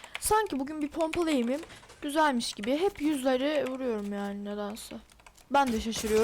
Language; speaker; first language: Turkish; native; Turkish